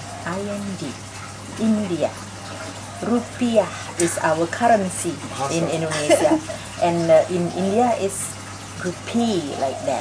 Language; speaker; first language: English; non-native, local second language; Indonesian